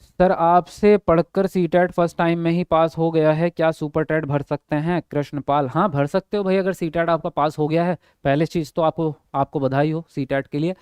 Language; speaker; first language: Hindi; native; Hindi